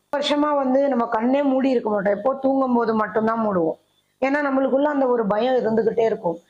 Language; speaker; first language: Tamil; native; Tamil